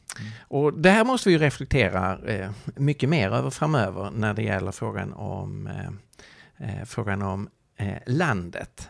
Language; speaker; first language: Swedish; native; Swedish